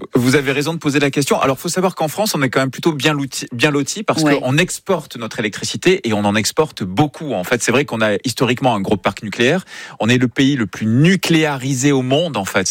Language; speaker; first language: French; native; French